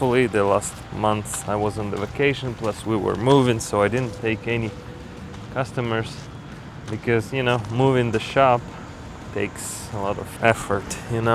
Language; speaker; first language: English; non-native, fluent; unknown